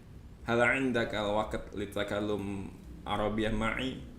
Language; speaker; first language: Arabic; non-native, learner; Indonesian